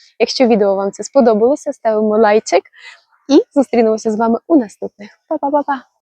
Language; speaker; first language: Ukrainian; native; Ukrainian